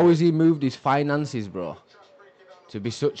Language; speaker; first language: English; native; English